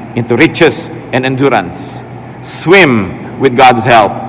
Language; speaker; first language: English; non-native, local second language; Filipino